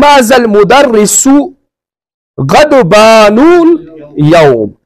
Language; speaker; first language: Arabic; non-native, fluent; Kashmiri